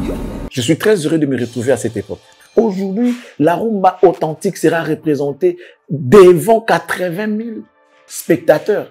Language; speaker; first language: French; non-native, local second language; Lingala